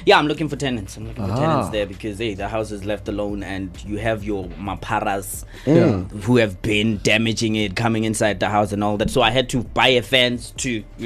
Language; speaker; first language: English; non-native, local second language; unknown